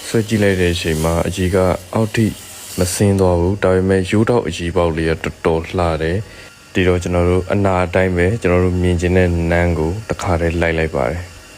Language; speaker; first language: Burmese; native; Burmese